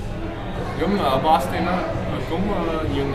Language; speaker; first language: Vietnamese; early bilingual, heritage; English